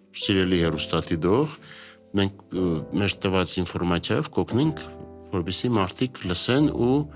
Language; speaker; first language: Armenian; native; Armenian